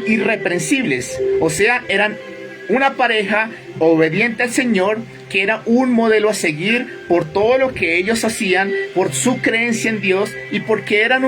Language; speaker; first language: Spanish; native; Spanish